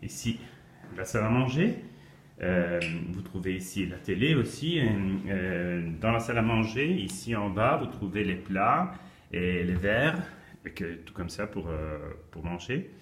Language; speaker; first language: French; non-native, fluent; Italian